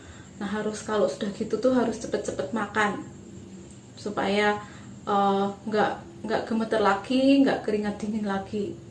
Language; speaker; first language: Indonesian; native; Indonesian